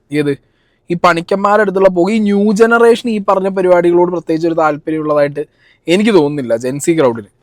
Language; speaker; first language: Malayalam; native; Malayalam